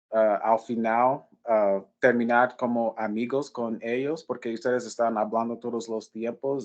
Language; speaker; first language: Spanish; non-native, learner; English